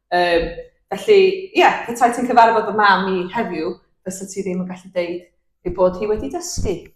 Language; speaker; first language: Welsh; native; Welsh